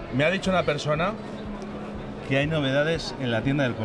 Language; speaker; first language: Spanish; native; Spanish